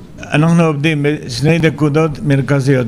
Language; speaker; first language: Hebrew; non-native, fluent; Spanish